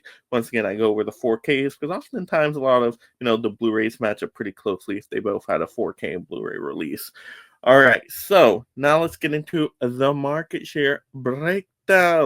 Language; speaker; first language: English; native; English